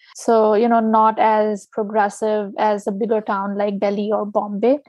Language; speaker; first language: English; non-native, local second language; Hindi